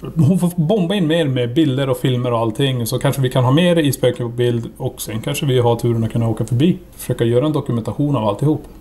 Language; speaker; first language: Swedish; native; Swedish